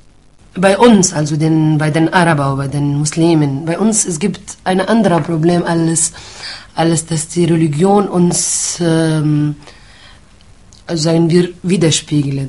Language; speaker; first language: German; non-native, fluent; Arabic